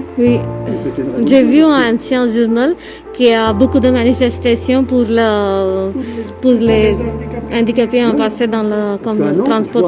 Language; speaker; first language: French; non-native, learner; Marathi